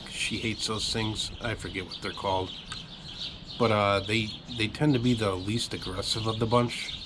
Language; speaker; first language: English; native; English